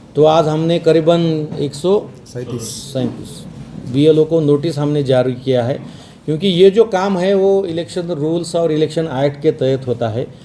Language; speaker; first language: Hindi; non-native, local second language; Marathi